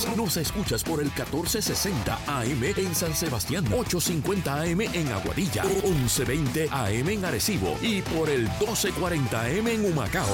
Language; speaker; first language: Spanish; native; Spanish